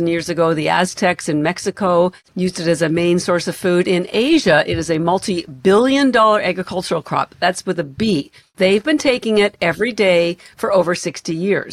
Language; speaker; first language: English; native; English